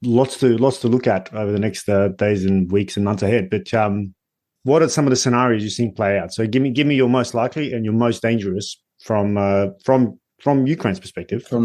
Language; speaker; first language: English; native; English